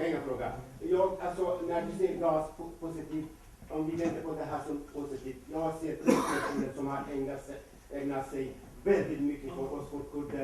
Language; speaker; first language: Swedish; non-native, fluent; Kurdish